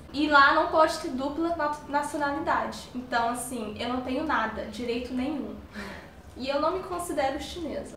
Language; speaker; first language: Portuguese; early bilingual, heritage; Portuguese